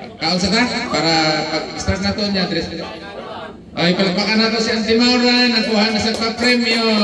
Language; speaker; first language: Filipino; non-native, local second language; Cebuano